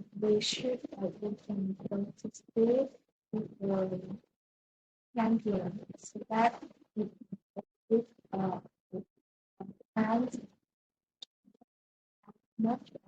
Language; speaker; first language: English; non-native, learner; Vietnamese